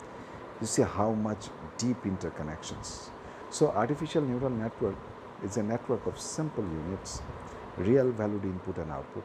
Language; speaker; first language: English; non-native, local second language; Bangla